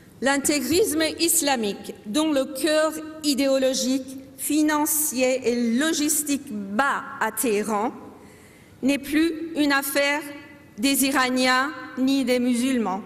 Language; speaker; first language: French; non-native, fluent; Persian